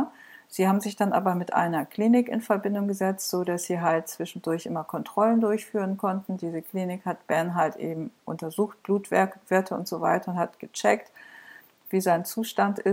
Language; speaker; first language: German; native; German